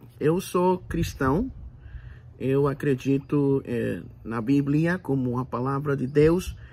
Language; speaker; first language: Portuguese; non-native, fluent; Spanish